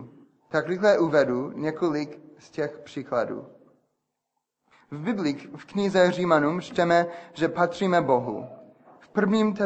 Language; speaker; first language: Czech; non-native, fluent; English